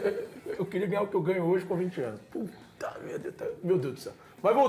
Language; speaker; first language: Portuguese; native; Portuguese